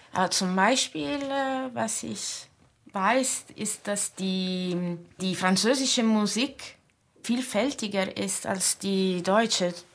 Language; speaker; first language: German; non-native, fluent; Italian